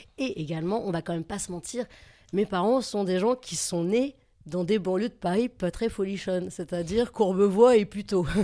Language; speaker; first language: French; native; French